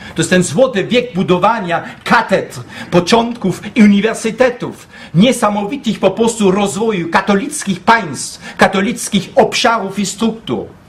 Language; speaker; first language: Polish; non-native, fluent; German